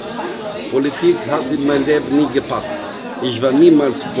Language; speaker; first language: German; non-native, learner; Albanian